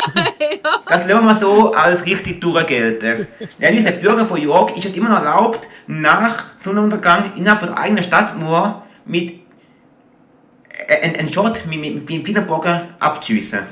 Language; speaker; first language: German; native; German